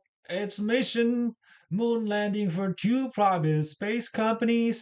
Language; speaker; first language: English; non-native, learner; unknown